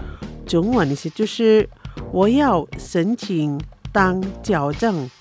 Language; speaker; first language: Chinese; non-native, fluent; Indonesian